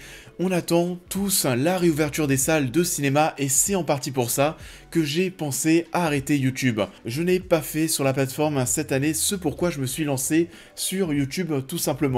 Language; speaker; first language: French; native; French